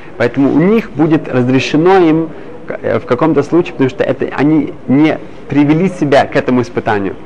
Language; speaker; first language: Russian; early bilingual, heritage; Hebrew